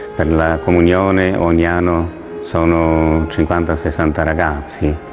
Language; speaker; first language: Italian; non-native, fluent; Romanian